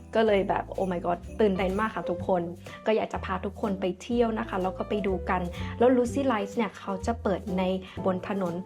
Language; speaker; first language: Thai; early bilingual, other home language; English